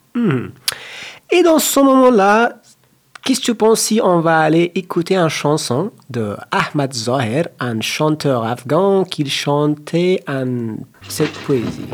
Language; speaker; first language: French; non-native, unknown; Persian